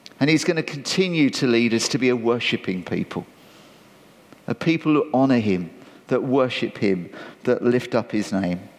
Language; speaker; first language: English; native; English